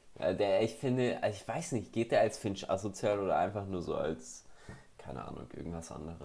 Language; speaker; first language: German; native; German